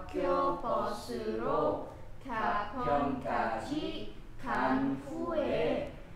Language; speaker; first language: Korean; non-native, learner; Vietnamese